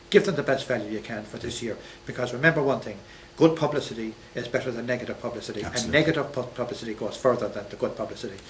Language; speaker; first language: English; native; English